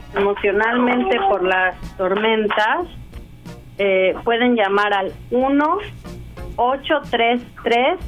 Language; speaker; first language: Spanish; native; Spanish